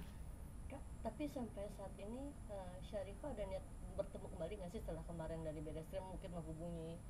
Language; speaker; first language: Indonesian; native; Indonesian